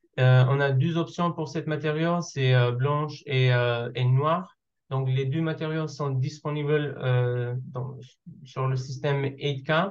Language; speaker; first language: French; non-native, learner; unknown